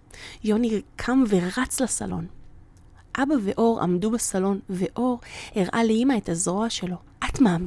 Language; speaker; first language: Hebrew; native; Hebrew